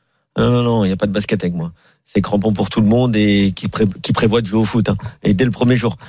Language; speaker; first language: French; native; French